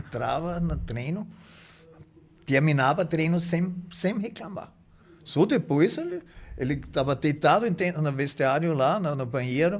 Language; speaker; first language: Portuguese; non-native, fluent; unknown